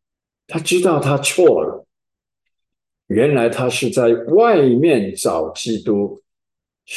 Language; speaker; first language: Chinese; native; Chinese